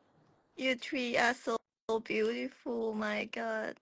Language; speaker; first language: English; non-native, fluent; Thai